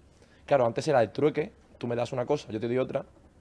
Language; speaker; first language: Spanish; native; Spanish